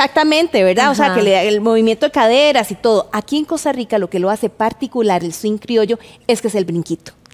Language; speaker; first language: Spanish; native; Spanish